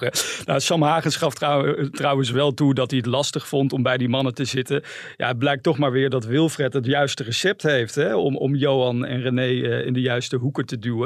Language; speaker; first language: Dutch; native; Dutch